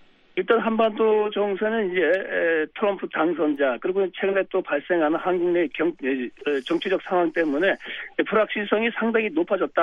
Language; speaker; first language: Korean; native; Korean